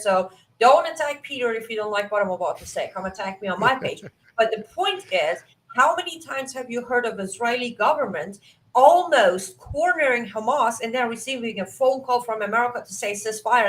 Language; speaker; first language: English; non-native, fluent; Persian